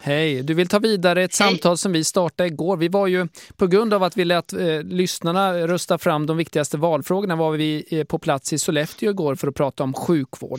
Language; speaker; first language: Swedish; native; Swedish